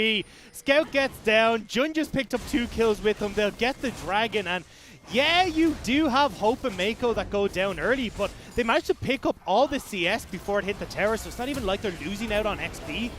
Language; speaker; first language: English; native; English